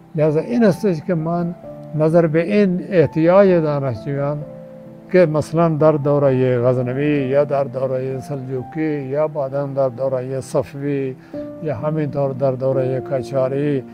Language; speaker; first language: Persian; non-native, fluent; Urdu